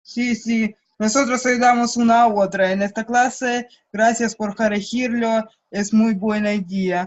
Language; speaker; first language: Spanish; non-native, learner; Russian